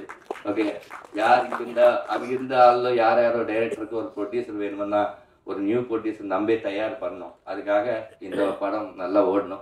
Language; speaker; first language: Tamil; non-native, learner; Telugu